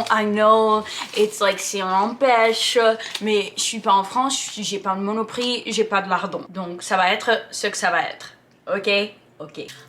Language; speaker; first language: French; non-native, fluent; English